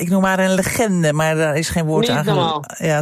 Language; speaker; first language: Dutch; native; Dutch